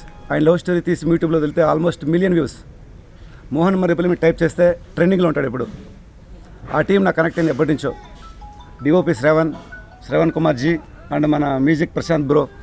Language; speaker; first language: Telugu; native; Telugu